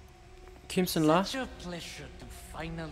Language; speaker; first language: Turkish; native; Turkish